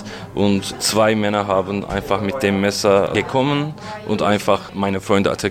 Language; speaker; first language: German; non-native, fluent; Turkish